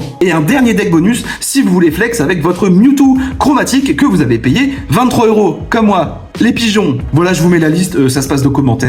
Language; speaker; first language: French; native; French